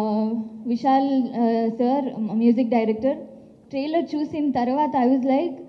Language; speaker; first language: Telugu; non-native, local second language; Tamil